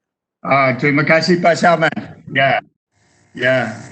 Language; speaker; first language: Indonesian; non-native, fluent; English